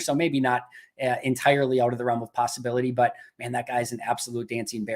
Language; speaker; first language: English; native; English